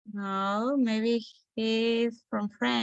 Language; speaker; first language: English; non-native, learner; Spanish